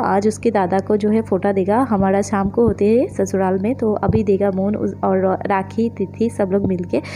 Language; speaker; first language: Hindi; non-native, local second language; Bangla